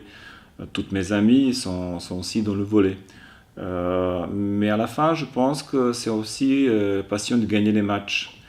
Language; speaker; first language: French; non-native, fluent; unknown